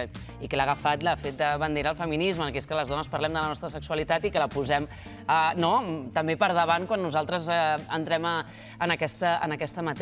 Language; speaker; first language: Catalan; native; Catalan